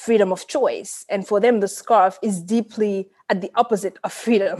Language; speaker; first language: English; non-native, fluent; Wolof